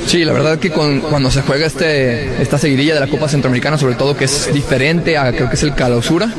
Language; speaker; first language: Spanish; native; Spanish